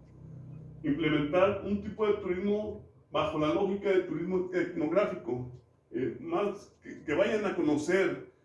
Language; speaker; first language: Spanish; native; Spanish